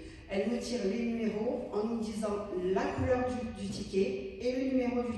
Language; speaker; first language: French; native; French